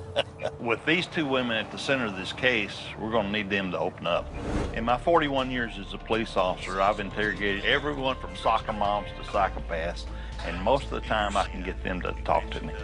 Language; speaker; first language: English; native; English